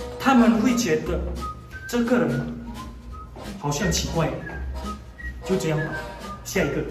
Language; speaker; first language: Chinese; non-native, fluent; Indonesian